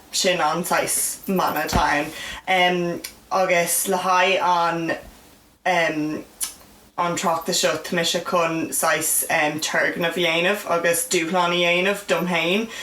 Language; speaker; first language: Irish; non-native, local second language; English